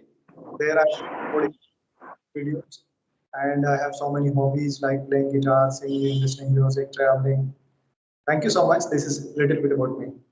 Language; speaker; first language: English; non-native, local second language; Hindi